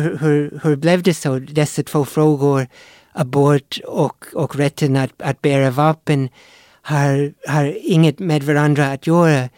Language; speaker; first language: Swedish; non-native, fluent; English